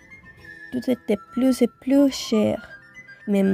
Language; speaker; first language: French; non-native, fluent; Spanish